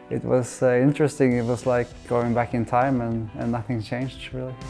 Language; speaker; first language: English; non-native, fluent; Norwegian